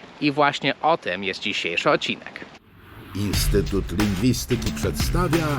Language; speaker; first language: Polish; non-native, fluent; English